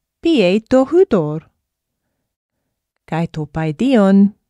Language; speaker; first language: Greek; non-native, fluent; English